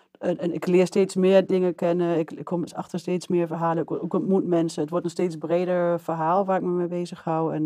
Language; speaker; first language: Dutch; early bilingual, other home language; Arabic